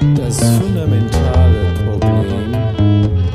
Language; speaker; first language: German; native; German